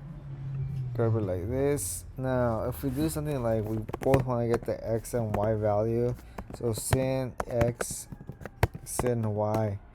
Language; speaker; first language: English; native; English